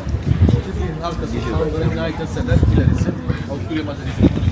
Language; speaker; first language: Turkish; native; Turkish